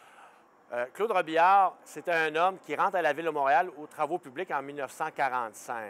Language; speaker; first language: French; native; French